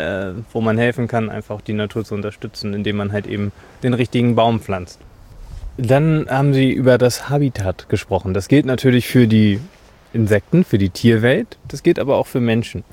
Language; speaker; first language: German; native; German